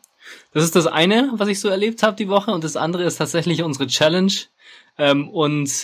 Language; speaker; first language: German; native; German